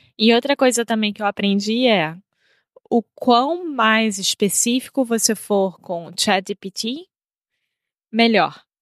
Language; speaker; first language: Portuguese; native; Portuguese